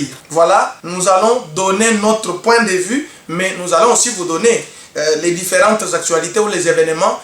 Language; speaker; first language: French; non-native, local second language; Luba-Lulua